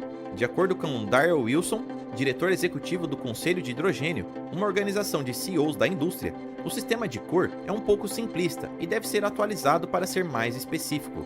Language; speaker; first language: Portuguese; native; Portuguese